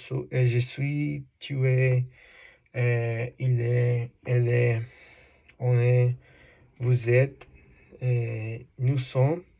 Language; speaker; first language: French; non-native, learner; Spanish